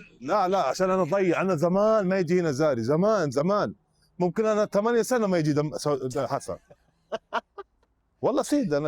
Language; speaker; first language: Arabic; non-native, learner; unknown